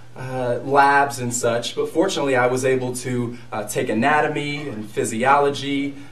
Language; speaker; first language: English; native; English